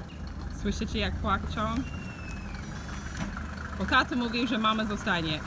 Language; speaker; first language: Polish; non-native, learner; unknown